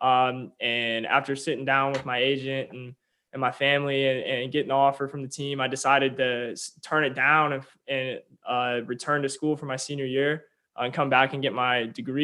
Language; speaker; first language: English; native; English